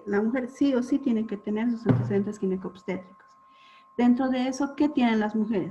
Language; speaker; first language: Spanish; native; Spanish